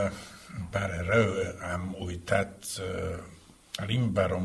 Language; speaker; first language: Romanian; non-native, fluent; Slovak